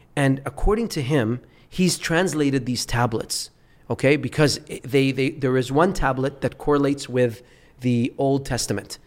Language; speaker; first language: English; early bilingual, other home language; Arabic